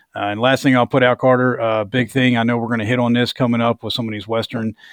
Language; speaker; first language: English; native; English